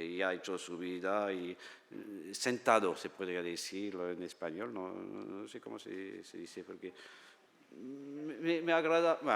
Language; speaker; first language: Spanish; non-native, fluent; French